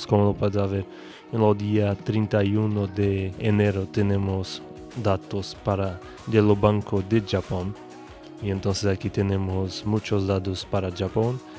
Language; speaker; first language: Spanish; non-native, learner; Portuguese